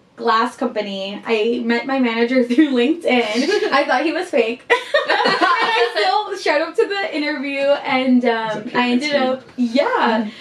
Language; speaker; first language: English; early bilingual, heritage; Spanish